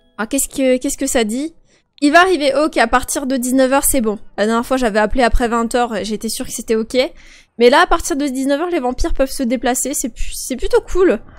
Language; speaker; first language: French; native; French